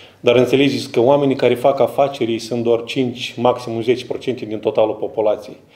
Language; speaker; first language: Romanian; native; Romanian